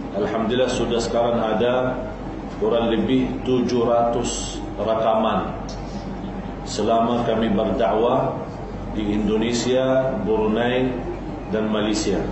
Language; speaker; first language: Malay; non-native, fluent; Arabic